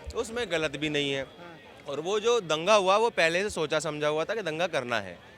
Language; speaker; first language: Hindi; native; Hindi